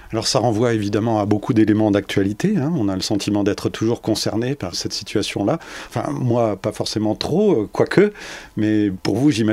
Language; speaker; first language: French; native; French